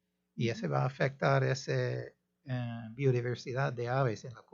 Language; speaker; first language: Spanish; non-native, fluent; English